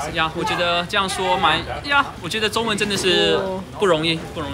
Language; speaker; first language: Chinese; native; Chinese